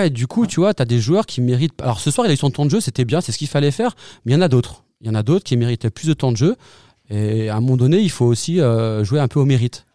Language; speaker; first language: French; native; French